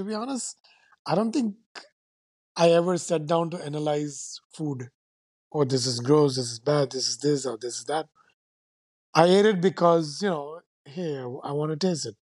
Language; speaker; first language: English; non-native, local second language; Sindhi